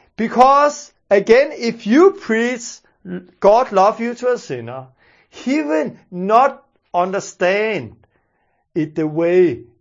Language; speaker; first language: English; non-native, fluent; Danish